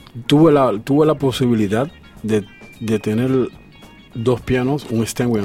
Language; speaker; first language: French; non-native, learner; Spanish